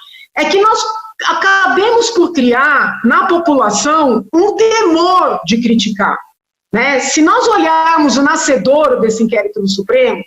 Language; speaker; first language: Portuguese; native; Portuguese